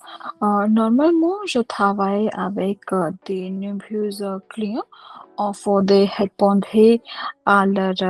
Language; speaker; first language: French; non-native, learner; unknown